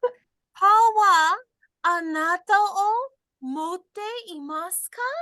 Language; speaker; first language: Japanese; non-native, fluent; English